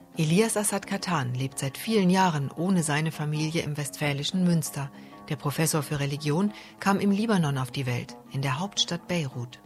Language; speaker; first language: German; native; German